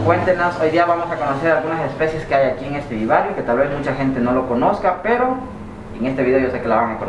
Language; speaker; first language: Spanish; native; Spanish